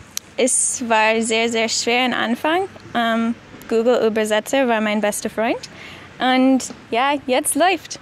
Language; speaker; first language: German; non-native, learner; English